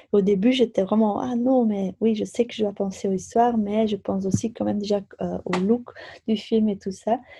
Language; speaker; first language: French; non-native, local second language; Dutch